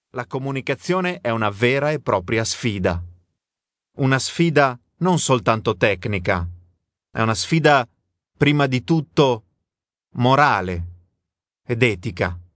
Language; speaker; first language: Italian; native; Italian